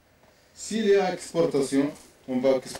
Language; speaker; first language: French; non-native, local second language; Arabic